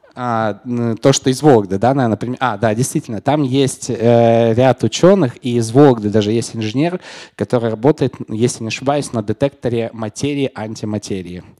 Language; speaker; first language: Russian; native; Russian